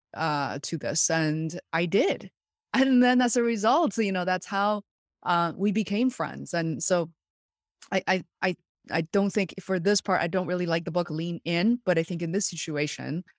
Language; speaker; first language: English; non-native, fluent; Chinese